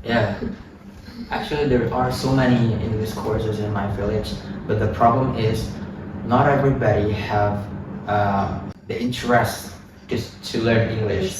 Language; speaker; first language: English; non-native, fluent; Indonesian